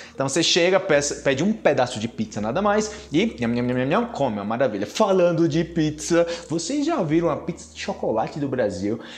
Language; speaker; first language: Portuguese; native; Portuguese